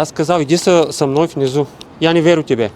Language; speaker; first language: Russian; non-native, learner; Bulgarian